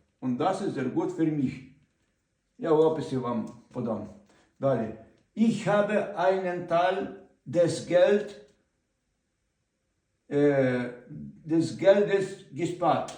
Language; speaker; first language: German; non-native, learner; Ukrainian